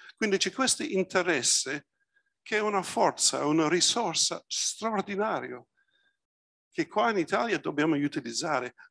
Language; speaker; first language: Italian; early bilingual, heritage; Italian